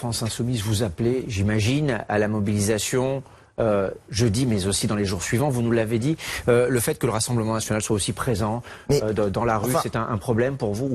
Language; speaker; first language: French; native; French